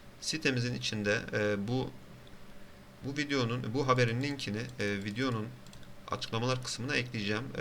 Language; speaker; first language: Turkish; native; Turkish